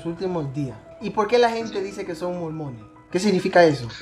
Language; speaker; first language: Spanish; native; Spanish